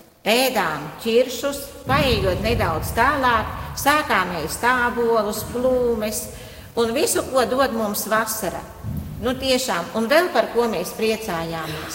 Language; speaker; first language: Latvian; native; Latvian